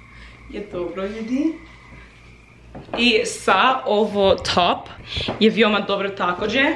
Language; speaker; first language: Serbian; non-native, learner; English